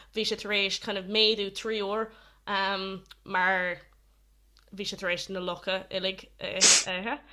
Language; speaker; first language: Irish; non-native, local second language; English